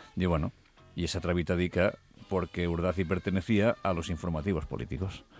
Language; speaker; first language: Spanish; non-native, local second language; Catalan